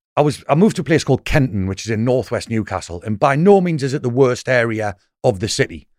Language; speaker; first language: English; native; English